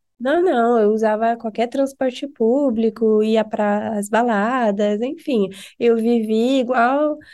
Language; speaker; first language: Portuguese; non-native, fluent; French